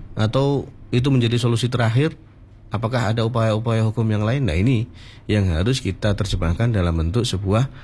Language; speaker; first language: Indonesian; native; Indonesian